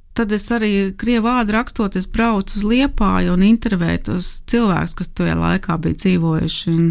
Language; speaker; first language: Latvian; native; Latvian